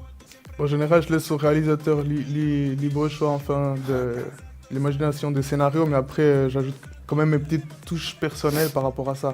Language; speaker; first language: French; early bilingual, other home language; Spanish